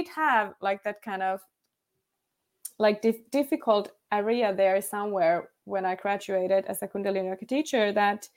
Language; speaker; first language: English; non-native, fluent; Finnish